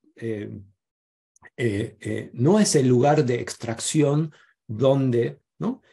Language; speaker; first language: Spanish; non-native, fluent; German